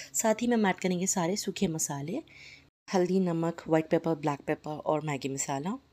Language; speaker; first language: Hindi; non-native, local second language; Urdu